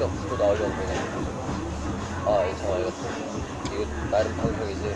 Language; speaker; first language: Korean; native; Korean